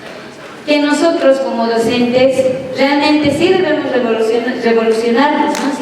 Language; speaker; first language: Spanish; native; Spanish